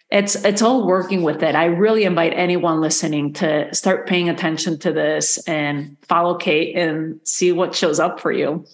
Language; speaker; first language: English; non-native, fluent; Spanish